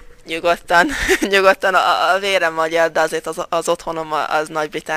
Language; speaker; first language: Hungarian; early bilingual, heritage; Hungarian